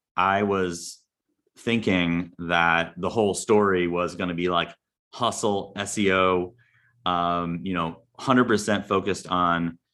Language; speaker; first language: English; native; English